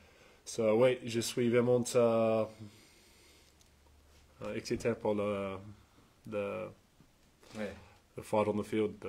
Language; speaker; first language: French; non-native, learner; English